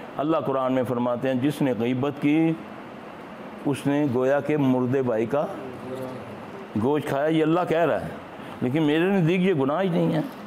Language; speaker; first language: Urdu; non-native, local second language; Punjabi